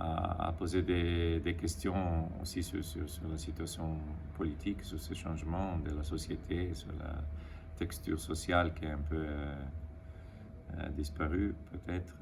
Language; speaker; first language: French; non-native, fluent; Italian